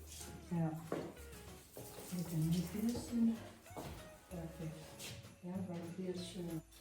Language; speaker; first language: German; non-native, learner; Waray